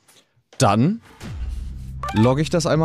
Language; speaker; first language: German; native; German